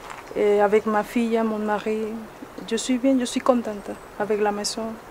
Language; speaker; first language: French; non-native, learner; Spanish